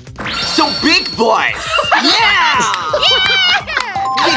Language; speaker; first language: English; non-native, learner; Japanese